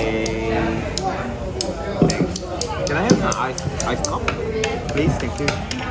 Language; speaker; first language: English; non-native, learner; Korean